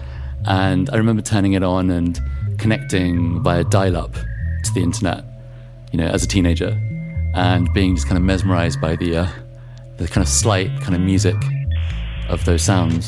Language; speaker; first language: English; native; English